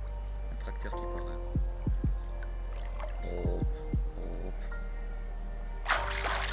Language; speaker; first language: French; native; French